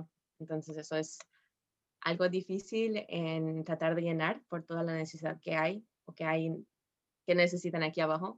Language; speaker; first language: Spanish; early bilingual, heritage; Spanish